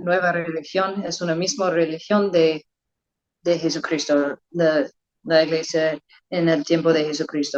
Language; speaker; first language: Spanish; non-native, learner; English